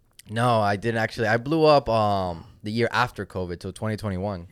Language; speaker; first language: English; non-native, local second language; Spanish